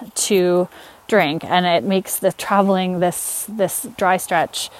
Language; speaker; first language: English; native; English